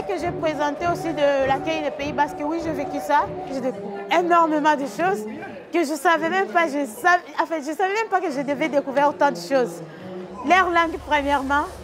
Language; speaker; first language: French; non-native, local second language; Lingala